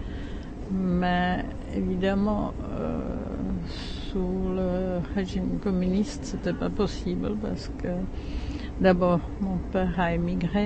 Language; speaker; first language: French; non-native, fluent; Czech